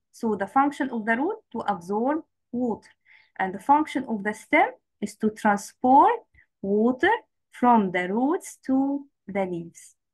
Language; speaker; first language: English; non-native, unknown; Arabic